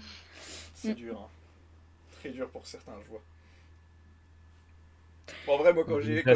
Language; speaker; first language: French; native; French